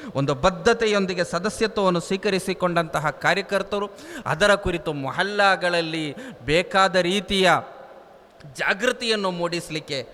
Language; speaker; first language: Kannada; non-native, local second language; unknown